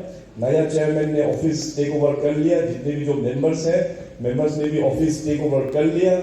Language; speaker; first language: Hindi; non-native, local second language; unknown